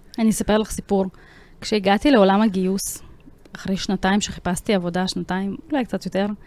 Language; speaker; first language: Hebrew; early bilingual, other home language; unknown